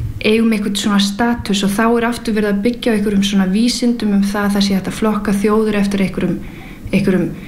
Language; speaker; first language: Icelandic; early bilingual, heritage; Icelandic